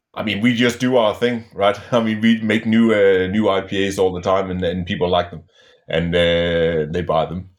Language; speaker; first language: English; non-native, fluent; Danish